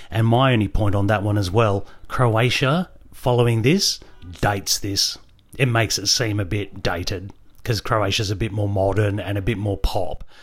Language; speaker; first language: English; native; English